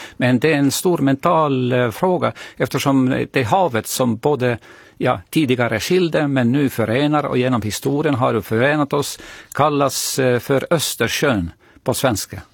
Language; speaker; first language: Swedish; non-native, fluent; Estonian